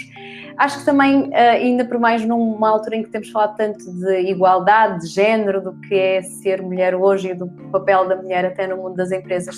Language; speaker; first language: Portuguese; native; Portuguese